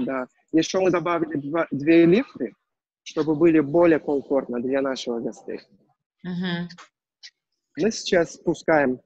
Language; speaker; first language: Russian; non-native, learner; Turkish